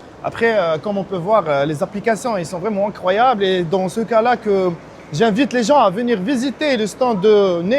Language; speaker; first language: French; non-native, local second language; Arabic